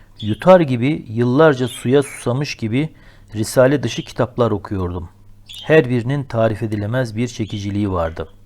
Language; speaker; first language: Turkish; native; Turkish